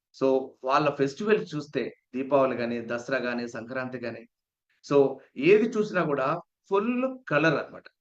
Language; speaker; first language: Telugu; native; Telugu